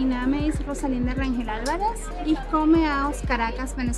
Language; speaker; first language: German; non-native, learner; Spanish